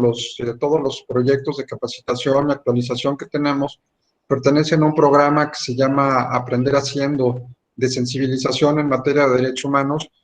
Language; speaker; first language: Spanish; native; Spanish